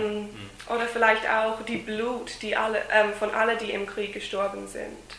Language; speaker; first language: German; non-native, fluent; English